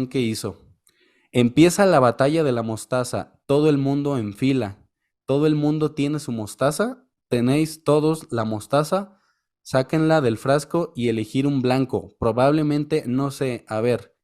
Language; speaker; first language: Spanish; native; Spanish